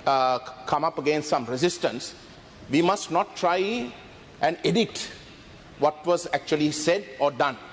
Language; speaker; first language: English; non-native, local second language; Tamil